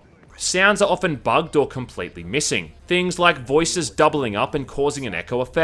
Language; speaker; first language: English; native; English